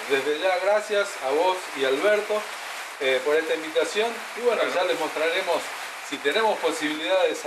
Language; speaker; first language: Spanish; native; Spanish